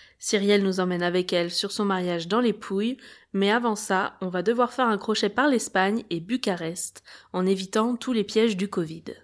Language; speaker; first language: French; native; French